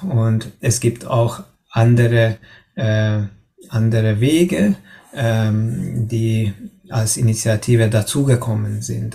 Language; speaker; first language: German; non-native, learner; Hungarian